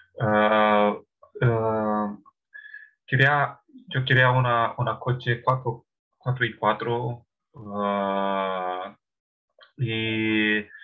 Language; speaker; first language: Spanish; non-native, learner; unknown